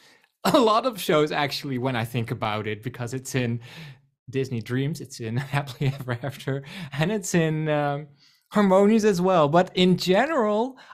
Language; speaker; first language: English; non-native, fluent; Dutch